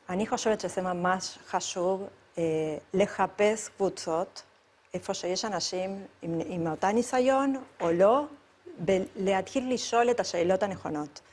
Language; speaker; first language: Hebrew; non-native, fluent; Spanish